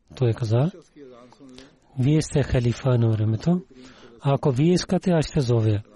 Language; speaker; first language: Bulgarian; non-native, learner; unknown